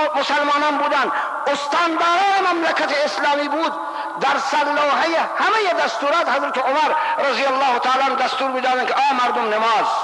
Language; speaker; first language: Persian; non-native, local second language; Baluchi